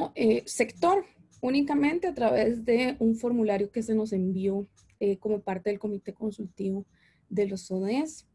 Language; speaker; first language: Spanish; native; Spanish